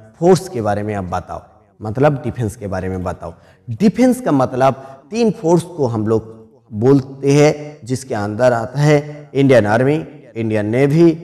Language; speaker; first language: Hindi; non-native, local second language; Bangla